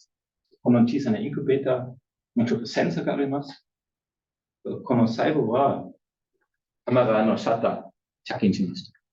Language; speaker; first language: Japanese; non-native, learner; German